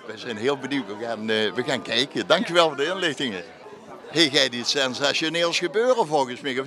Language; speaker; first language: Dutch; native; Dutch